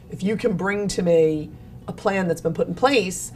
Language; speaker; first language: English; native; English